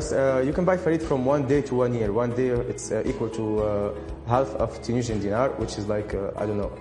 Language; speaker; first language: English; non-native, fluent; Arabic